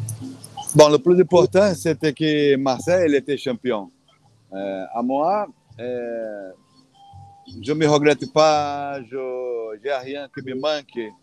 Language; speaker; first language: French; non-native, fluent; Portuguese